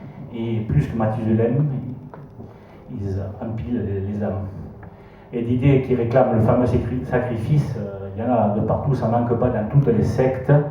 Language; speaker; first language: French; native; French